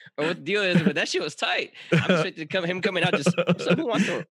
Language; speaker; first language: English; early bilingual, other home language; Spanish